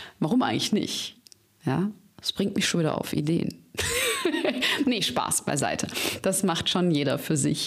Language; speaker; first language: German; native; German